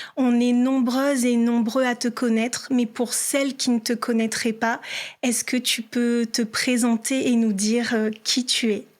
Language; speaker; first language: French; native; French